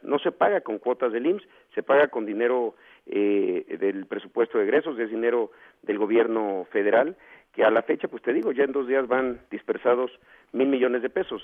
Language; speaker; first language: Spanish; native; Spanish